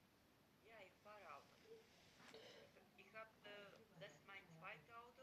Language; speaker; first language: German; non-native, learner; Macedonian